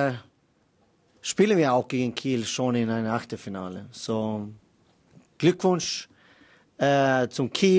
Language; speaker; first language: German; non-native, fluent; Swedish